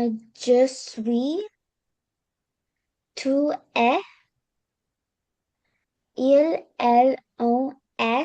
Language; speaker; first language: French; non-native, learner; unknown